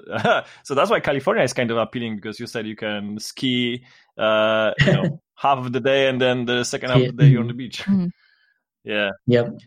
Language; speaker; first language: English; non-native, fluent; Polish